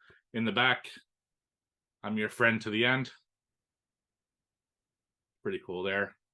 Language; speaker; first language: English; native; English